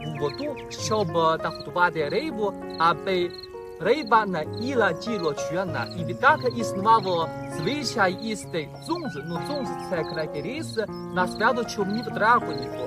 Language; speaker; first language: Ukrainian; non-native, fluent; Chinese